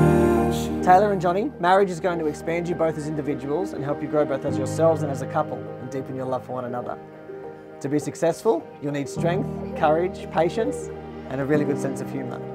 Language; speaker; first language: English; native; English